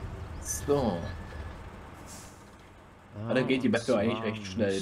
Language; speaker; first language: German; native; German